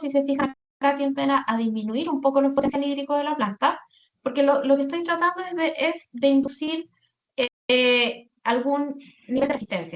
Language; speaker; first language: Spanish; native; Spanish